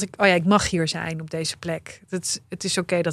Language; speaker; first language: Dutch; native; Dutch